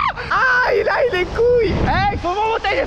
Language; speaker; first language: French; native; French